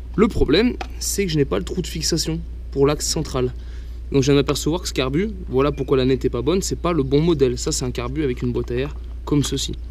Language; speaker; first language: French; native; French